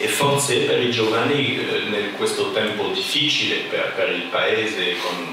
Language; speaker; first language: Italian; non-native, fluent; French